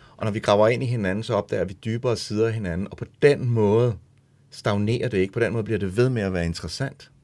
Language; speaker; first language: Danish; early bilingual, other home language; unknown